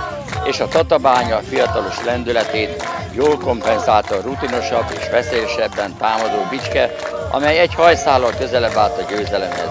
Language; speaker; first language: Hungarian; native; Hungarian